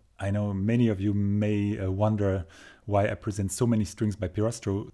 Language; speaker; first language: English; non-native, fluent; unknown